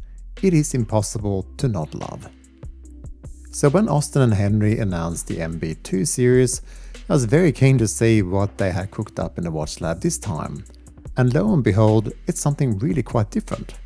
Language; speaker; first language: English; native; English